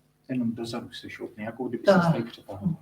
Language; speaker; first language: Czech; native; Czech